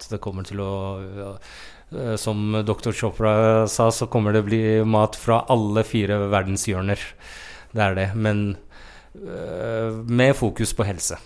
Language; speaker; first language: Norwegian; non-native, fluent; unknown